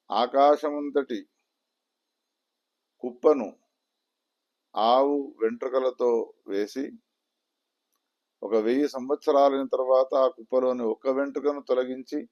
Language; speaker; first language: Telugu; native; Telugu